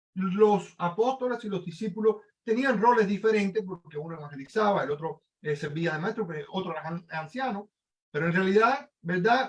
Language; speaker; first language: Spanish; native; Spanish